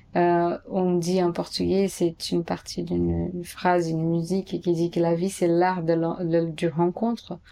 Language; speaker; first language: French; non-native, fluent; Portuguese